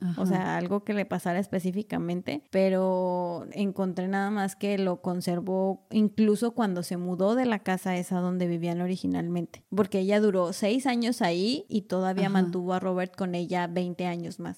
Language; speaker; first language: Spanish; native; Spanish